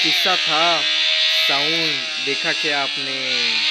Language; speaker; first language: Hindi; non-native, local second language; Marathi